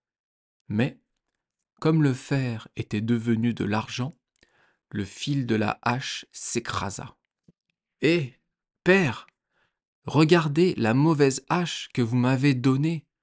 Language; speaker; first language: French; native; French